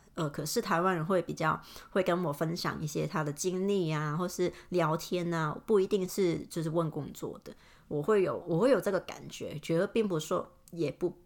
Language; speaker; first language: Chinese; non-native, local second language; Cantonese